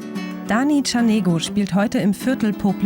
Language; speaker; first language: German; native; German